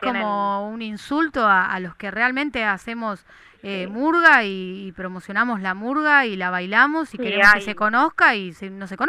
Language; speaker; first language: Spanish; native; Spanish